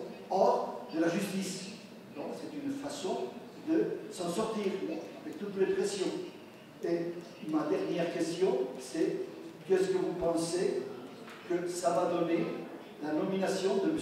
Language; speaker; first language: French; non-native, fluent; Spanish